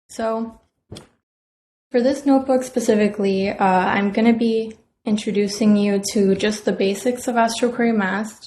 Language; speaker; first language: English; native; English